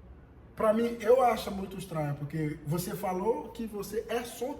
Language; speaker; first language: Portuguese; non-native, fluent; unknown